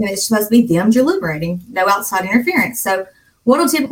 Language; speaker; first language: English; native; English